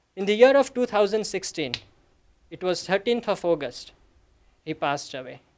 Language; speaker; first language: English; non-native, local second language; Gujarati